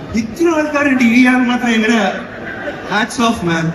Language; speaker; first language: Malayalam; non-native, learner; Tamil